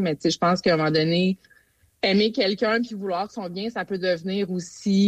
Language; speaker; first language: French; native; French